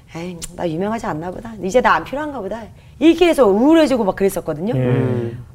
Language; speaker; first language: Korean; native; Korean